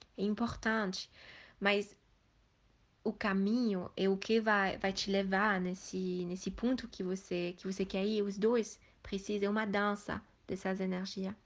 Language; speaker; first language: Portuguese; early bilingual, heritage; Portuguese